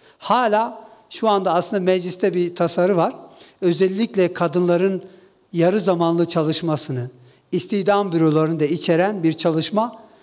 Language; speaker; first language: Turkish; non-native, local second language; Kurdish